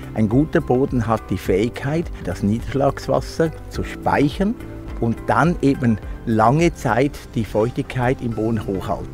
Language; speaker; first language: German; native; German